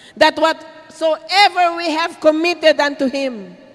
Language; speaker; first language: English; non-native, local second language; Filipino